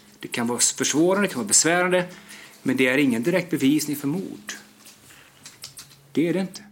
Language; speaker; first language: Swedish; native; Swedish